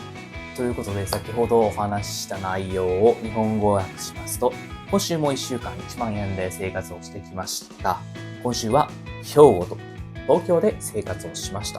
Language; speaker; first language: Japanese; native; Japanese